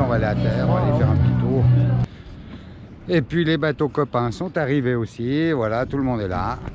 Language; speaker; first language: French; native; French